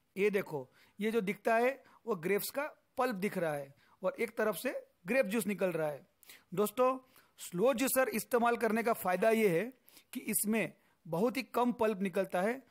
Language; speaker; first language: Hindi; non-native, local second language; Gujarati